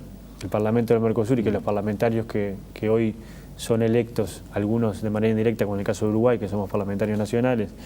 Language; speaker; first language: Spanish; native; Spanish